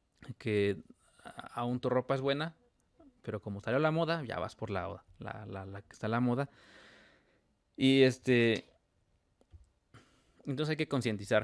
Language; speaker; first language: Spanish; native; Spanish